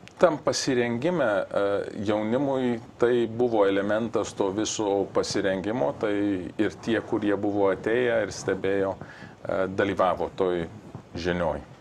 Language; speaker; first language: Lithuanian; early bilingual, heritage; Lithuanian